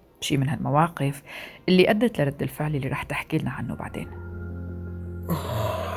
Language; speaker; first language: Arabic; native; Arabic